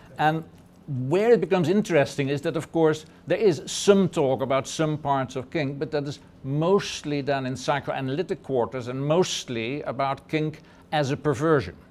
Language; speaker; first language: English; non-native, fluent; Dutch